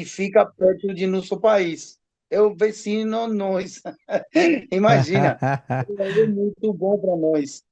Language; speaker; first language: Portuguese; non-native, learner; Spanish